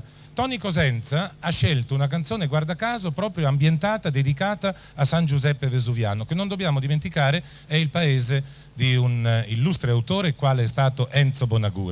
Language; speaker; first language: Italian; native; Italian